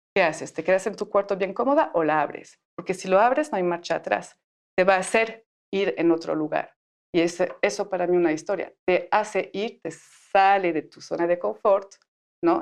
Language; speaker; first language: Spanish; non-native, fluent; French